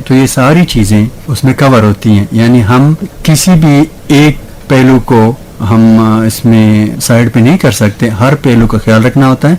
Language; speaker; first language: Urdu; non-native, local second language; Pashto